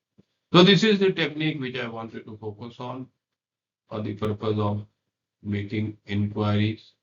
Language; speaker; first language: English; non-native, local second language; Hindi